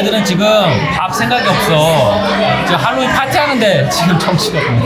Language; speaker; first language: Korean; native; Korean